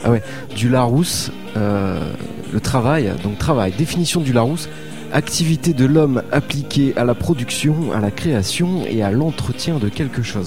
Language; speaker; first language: French; native; French